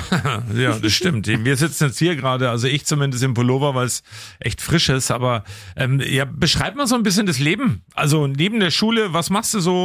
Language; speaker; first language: German; native; German